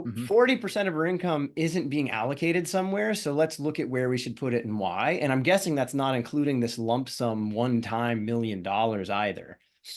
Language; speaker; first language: English; native; English